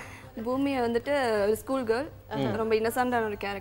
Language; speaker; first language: Tamil; non-native, local second language; Malayalam